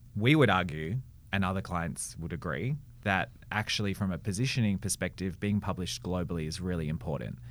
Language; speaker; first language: English; native; English